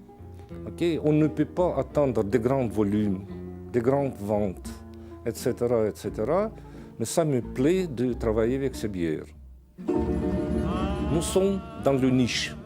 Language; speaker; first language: French; non-native, fluent; Russian